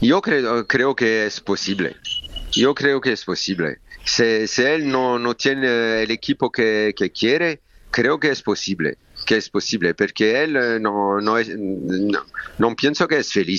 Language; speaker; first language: Spanish; non-native, learner; French